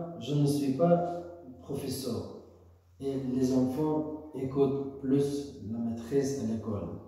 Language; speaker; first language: French; non-native, learner; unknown